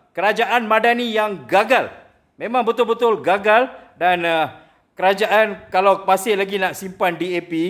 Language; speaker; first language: Malay; non-native, local second language; Tamil